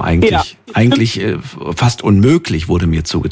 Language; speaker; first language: German; native; German